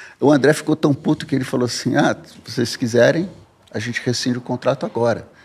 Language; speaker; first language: Portuguese; early bilingual, heritage; Portuguese